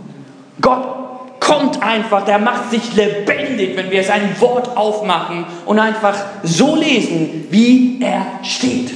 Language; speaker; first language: German; non-native, fluent; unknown